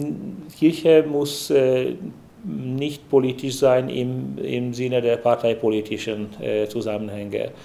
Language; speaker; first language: German; non-native, fluent; Hungarian